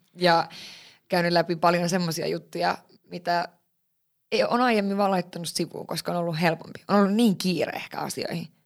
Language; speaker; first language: Finnish; early bilingual, heritage; Finnish